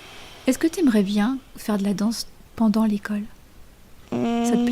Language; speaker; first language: French; native; French